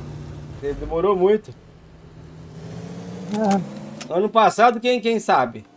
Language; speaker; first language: Portuguese; native; Portuguese